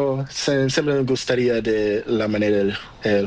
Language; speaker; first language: Spanish; non-native, learner; Portuguese